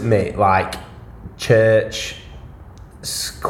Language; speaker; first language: English; native; English